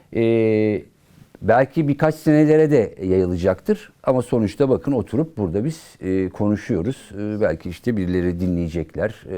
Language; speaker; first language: Turkish; native; Turkish